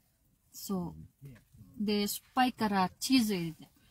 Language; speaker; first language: Japanese; non-native, local second language; Filipino